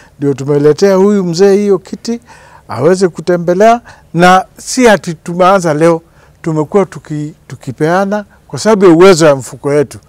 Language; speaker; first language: Swahili; non-native, local second language; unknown